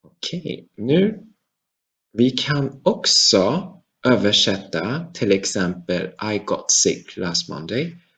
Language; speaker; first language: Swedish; non-native, fluent; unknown